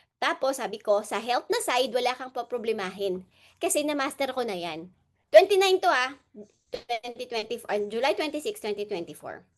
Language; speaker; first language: Filipino; non-native, local second language; Hiligaynon